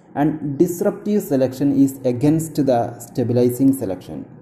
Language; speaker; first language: English; non-native, local second language; Malayalam